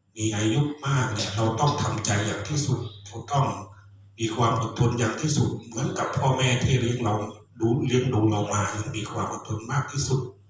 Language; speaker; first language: Thai; non-native, local second language; Khmer